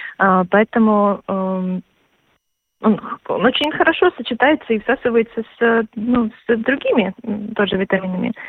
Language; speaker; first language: Russian; native; Russian